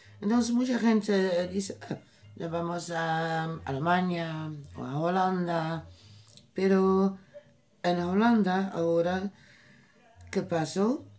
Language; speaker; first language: Spanish; non-native, learner; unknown